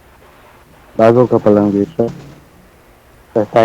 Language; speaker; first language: Filipino; non-native, local second language; Cebuano